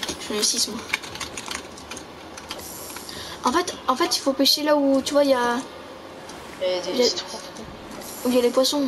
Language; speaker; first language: French; native; French